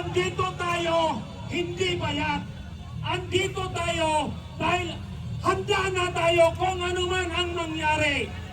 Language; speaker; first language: Filipino; non-native, local second language; Cebuano